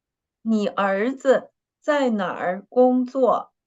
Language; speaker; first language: Chinese; non-native, fluent; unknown